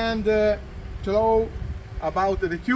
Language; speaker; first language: English; non-native, learner; Italian